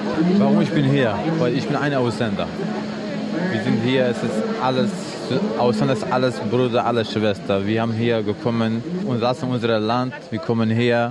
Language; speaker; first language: German; non-native, learner; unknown